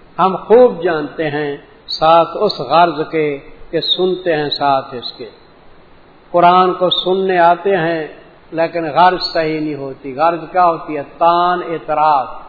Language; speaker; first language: Urdu; non-native, local second language; Punjabi